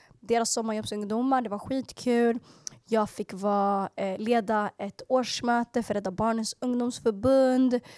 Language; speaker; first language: Swedish; early bilingual, other home language; Arabic